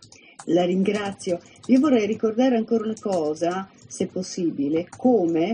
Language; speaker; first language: Italian; native; Italian